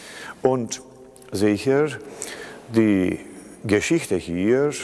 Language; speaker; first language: German; non-native, fluent; Greek